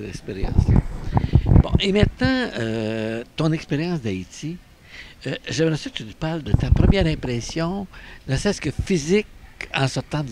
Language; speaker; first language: French; native; French